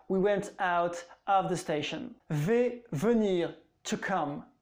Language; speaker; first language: English; non-native, fluent; French